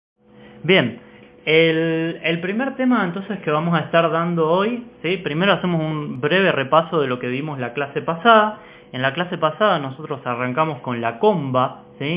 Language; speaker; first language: Spanish; native; Spanish